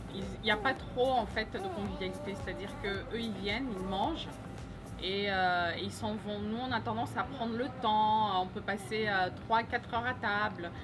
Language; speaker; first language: French; early bilingual, other home language; Greek